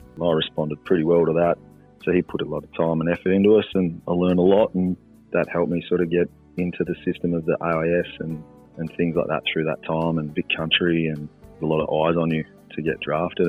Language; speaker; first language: English; native; English